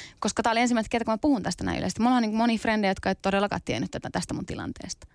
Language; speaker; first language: Finnish; early bilingual, other home language; Kurdish